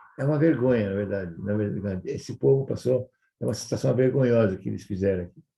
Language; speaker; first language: Portuguese; non-native, fluent; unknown